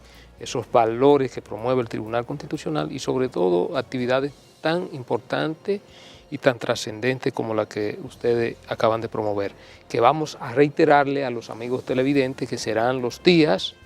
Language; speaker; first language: Spanish; native; Spanish